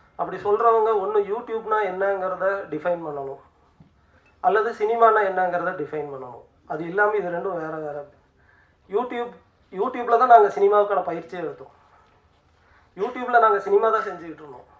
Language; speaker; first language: Tamil; native; Tamil